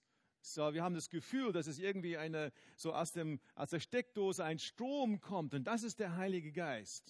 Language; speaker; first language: German; non-native, fluent; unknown